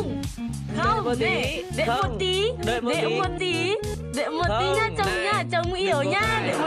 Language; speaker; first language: Vietnamese; non-native, learner; Indonesian